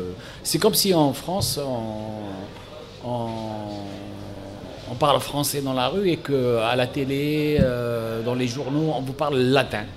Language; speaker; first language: French; non-native, local second language; Arabic